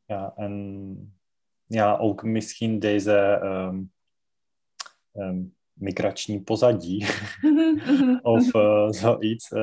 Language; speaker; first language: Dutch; non-native, learner; Czech